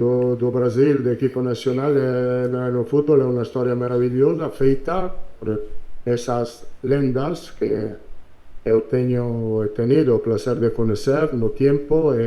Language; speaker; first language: Portuguese; non-native, learner; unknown